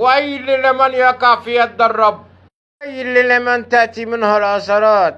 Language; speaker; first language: Arabic; native; Arabic